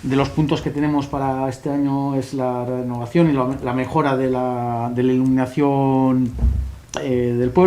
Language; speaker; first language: Spanish; non-native, local second language; Basque